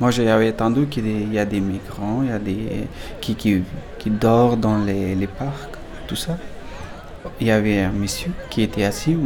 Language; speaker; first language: French; non-native, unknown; Pashto